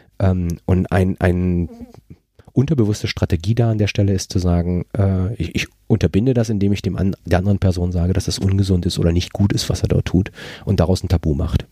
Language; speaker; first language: German; non-native, fluent; Spanish